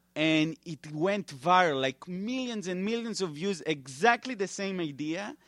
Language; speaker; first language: English; non-native, fluent; Hebrew